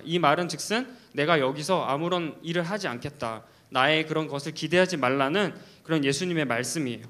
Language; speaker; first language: Korean; native; Korean